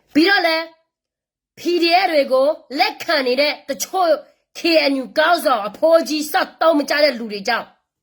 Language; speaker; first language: Burmese; non-native, local second language; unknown